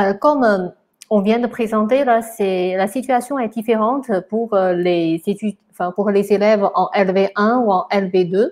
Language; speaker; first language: French; non-native, fluent; Chinese